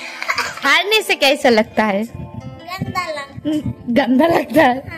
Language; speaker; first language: Hindi; non-native, local second language; Bangla